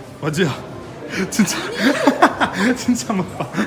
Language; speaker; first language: Korean; non-native, learner; French